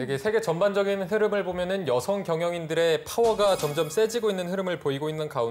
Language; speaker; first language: Korean; native; Korean